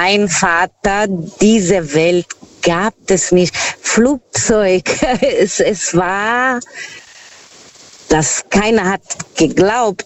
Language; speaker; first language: German; non-native, fluent; Portuguese